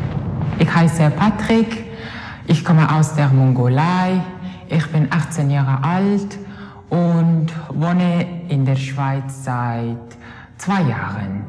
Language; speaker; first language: German; non-native, learner; Mongolian